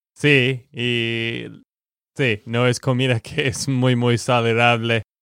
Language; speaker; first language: Spanish; non-native, fluent; English